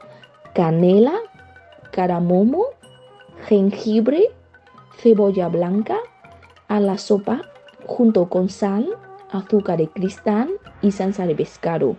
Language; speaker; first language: Spanish; non-native, fluent; Vietnamese